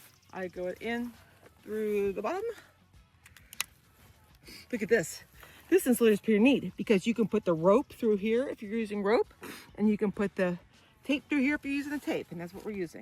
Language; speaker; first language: English; native; English